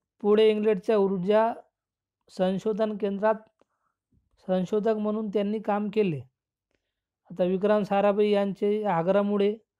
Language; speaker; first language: Marathi; non-native, local second language; Urdu